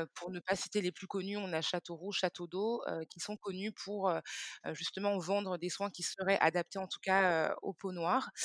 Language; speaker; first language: French; early bilingual, other home language; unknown